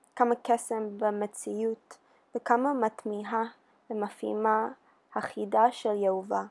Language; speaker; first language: Hebrew; early bilingual, heritage; Hebrew